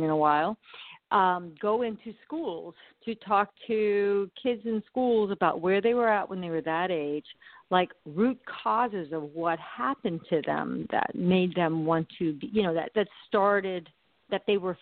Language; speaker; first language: English; native; English